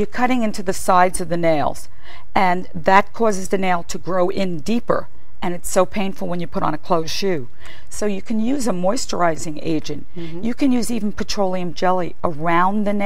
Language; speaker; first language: English; native; English